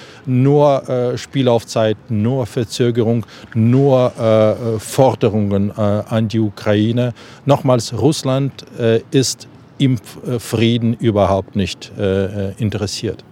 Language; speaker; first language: German; non-native, fluent; Ukrainian